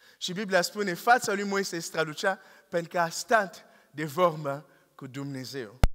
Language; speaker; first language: Romanian; non-native, fluent; English